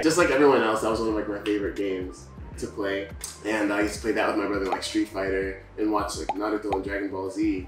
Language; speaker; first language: English; native; English